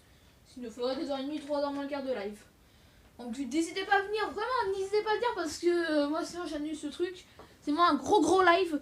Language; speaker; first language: French; native; French